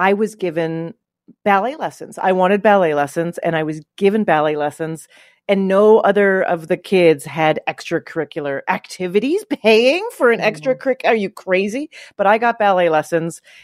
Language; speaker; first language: English; native; English